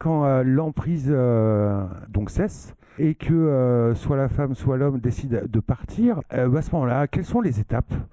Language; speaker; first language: French; native; French